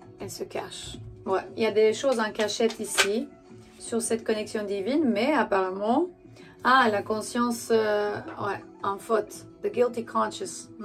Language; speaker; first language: French; non-native, fluent; Romanian